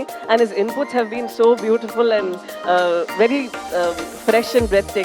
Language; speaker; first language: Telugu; non-native, fluent; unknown